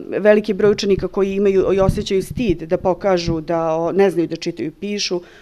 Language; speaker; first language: Serbian; native; Serbian